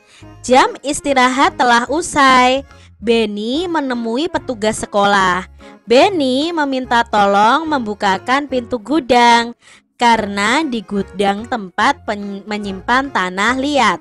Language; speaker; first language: Indonesian; native; Indonesian